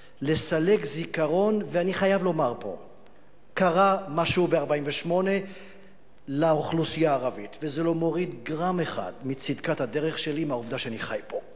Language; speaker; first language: Hebrew; non-native, fluent; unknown